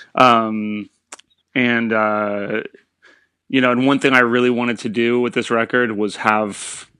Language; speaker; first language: English; native; English